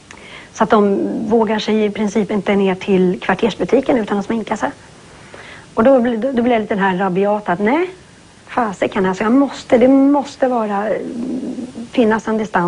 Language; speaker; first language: Swedish; native; Swedish